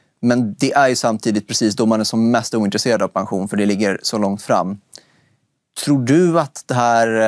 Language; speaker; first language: Swedish; native; Swedish